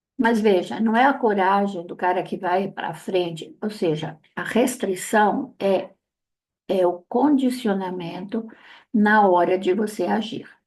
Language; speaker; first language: Portuguese; non-native, fluent; Italian